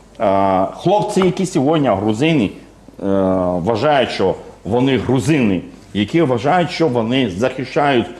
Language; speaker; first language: Ukrainian; non-native, fluent; Georgian